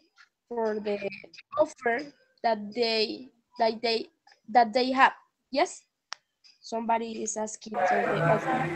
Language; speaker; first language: English; non-native, learner; Spanish